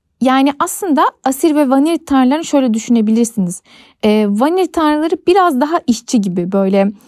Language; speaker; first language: Turkish; native; Turkish